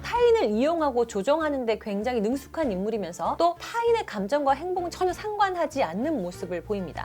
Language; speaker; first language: Korean; native; Korean